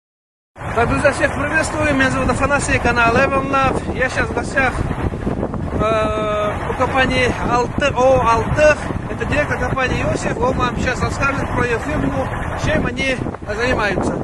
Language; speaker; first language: Russian; native; Russian